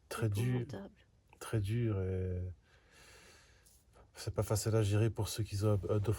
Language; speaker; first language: French; native; French